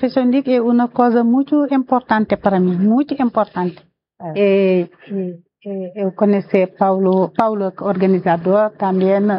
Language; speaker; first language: Portuguese; non-native, learner; Wolof